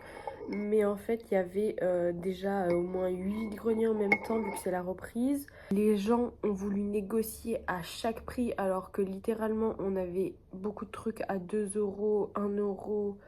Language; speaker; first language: French; native; French